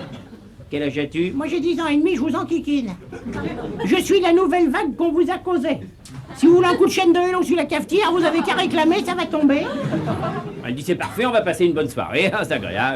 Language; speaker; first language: French; native; French